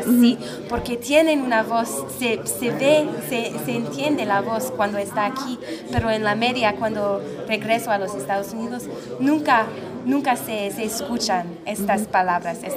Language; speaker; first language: Spanish; non-native, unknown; English